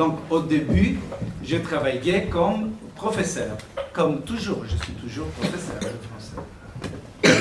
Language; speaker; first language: French; non-native, fluent; Greek